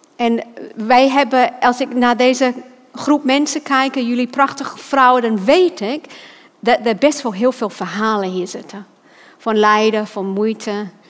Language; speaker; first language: Dutch; non-native, fluent; English